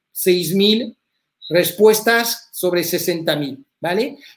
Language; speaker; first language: Spanish; early bilingual, heritage; French